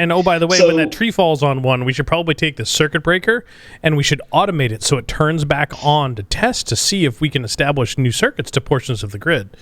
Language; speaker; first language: English; native; English